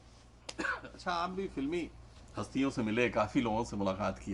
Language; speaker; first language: Hindi; native; Hindi